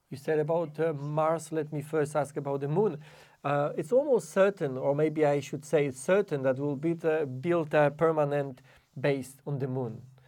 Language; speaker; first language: English; non-native, fluent; Polish